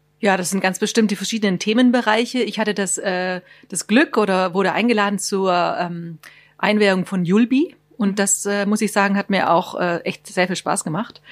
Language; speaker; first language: German; native; German